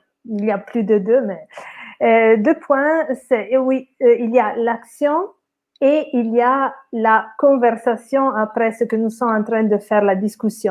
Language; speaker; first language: French; non-native, fluent; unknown